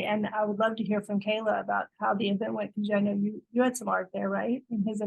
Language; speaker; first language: English; native; English